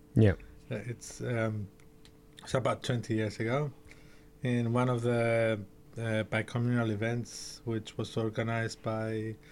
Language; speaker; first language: English; early bilingual, other home language; Greek